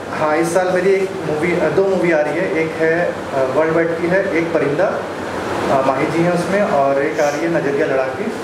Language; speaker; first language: Hindi; non-native, local second language; Telugu